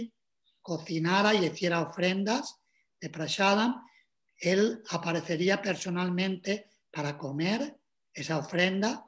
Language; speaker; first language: Spanish; native; Spanish